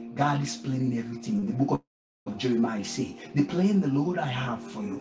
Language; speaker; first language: English; non-native, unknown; Haitian Creole